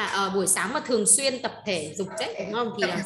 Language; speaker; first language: Vietnamese; native; Vietnamese